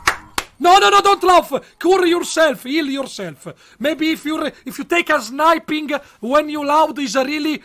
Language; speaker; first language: English; non-native, learner; Italian